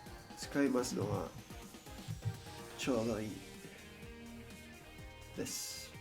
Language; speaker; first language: Japanese; non-native, learner; English